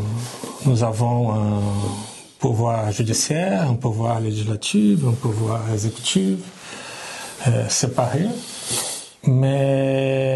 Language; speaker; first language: French; non-native, learner; Portuguese